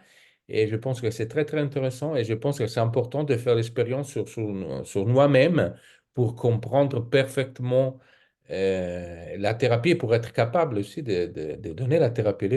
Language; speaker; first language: French; non-native, fluent; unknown